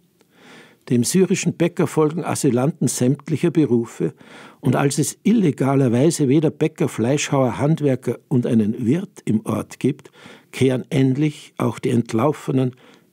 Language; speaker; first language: German; native; German